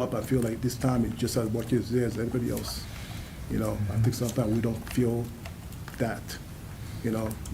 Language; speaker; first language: English; early bilingual, other home language; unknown